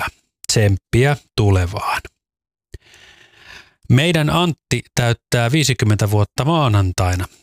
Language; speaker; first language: Finnish; native; Finnish